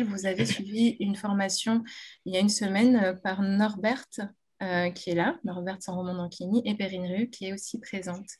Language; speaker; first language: French; native; French